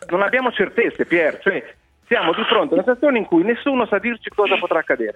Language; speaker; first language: Italian; native; Italian